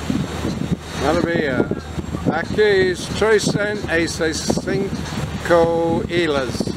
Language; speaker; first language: Portuguese; non-native, learner; English